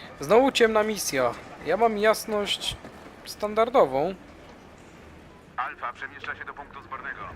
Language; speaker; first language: Polish; native; Polish